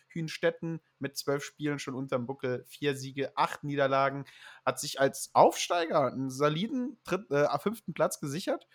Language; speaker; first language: German; native; German